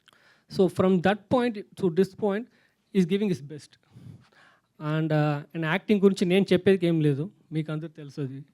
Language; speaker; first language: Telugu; non-native, learner; Tamil